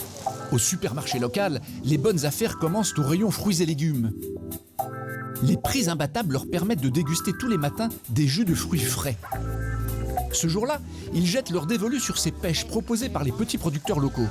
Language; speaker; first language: French; native; French